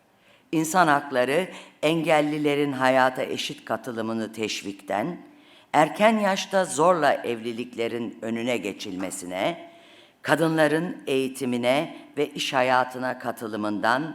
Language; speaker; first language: Turkish; native; Turkish